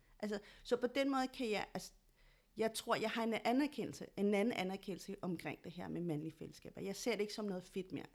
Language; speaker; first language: Danish; early bilingual, other home language; Spanish